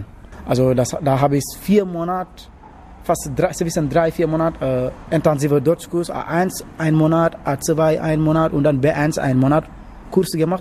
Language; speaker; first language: German; non-native, learner; Wolof